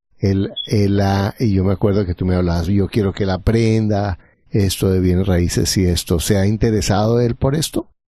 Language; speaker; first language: Spanish; native; Spanish